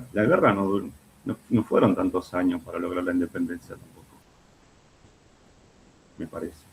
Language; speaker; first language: Spanish; native; Spanish